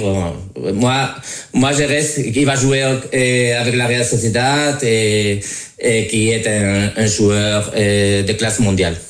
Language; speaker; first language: French; non-native, learner; Spanish